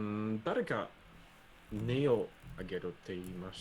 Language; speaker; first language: Japanese; non-native, learner; English